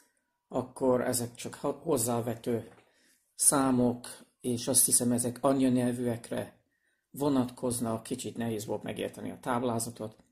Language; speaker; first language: Hungarian; non-native, fluent; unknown